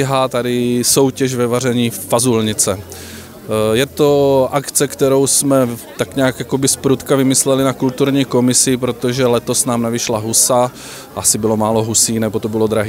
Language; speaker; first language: Czech; native; Czech